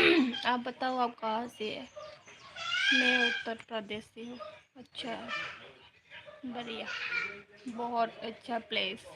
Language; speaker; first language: Hindi; non-native, local second language; Kok Borok